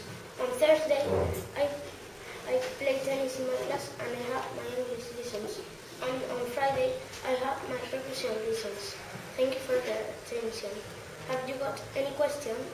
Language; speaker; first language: English; non-native, learner; Spanish